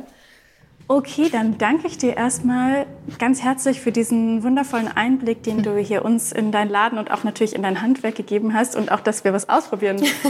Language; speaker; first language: German; native; German